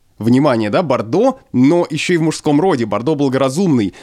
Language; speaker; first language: Russian; native; Russian